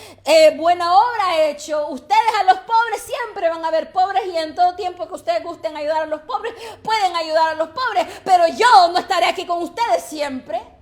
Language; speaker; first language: Spanish; native; Spanish